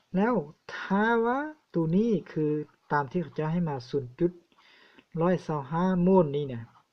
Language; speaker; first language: Lao; non-native, local second language; Hmong